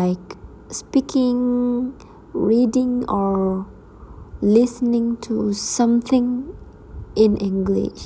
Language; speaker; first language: English; non-native, learner; Malay